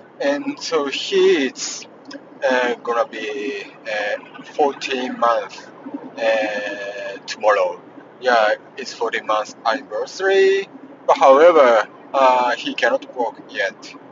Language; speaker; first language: English; non-native, learner; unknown